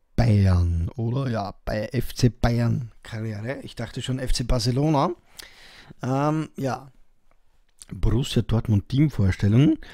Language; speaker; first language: German; native; German